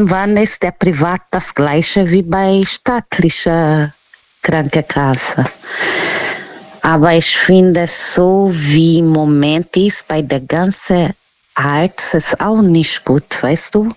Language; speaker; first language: German; non-native, fluent; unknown